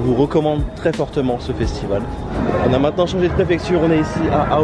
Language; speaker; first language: French; native; French